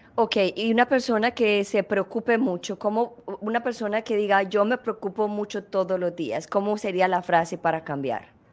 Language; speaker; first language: Spanish; native; Spanish